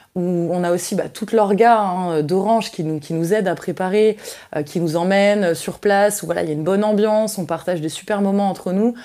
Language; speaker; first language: French; native; French